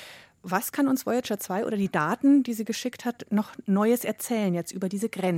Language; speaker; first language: German; native; German